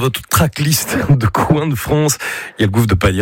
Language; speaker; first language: French; native; French